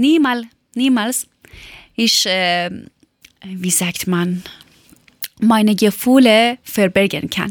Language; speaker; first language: German; non-native, learner; Persian